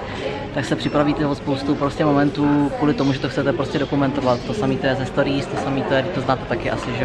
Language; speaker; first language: Czech; native; Czech